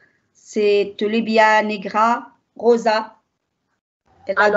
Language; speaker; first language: French; non-native, learner; Arabic